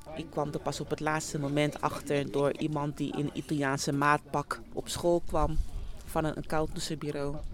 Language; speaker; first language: Dutch; early bilingual, other home language; Sranan Tongo